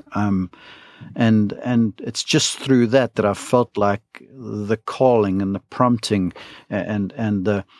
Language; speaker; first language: English; native; English